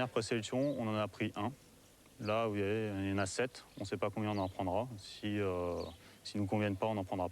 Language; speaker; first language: French; native; French